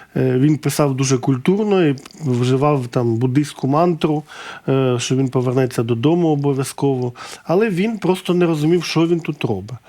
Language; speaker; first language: Ukrainian; native; Ukrainian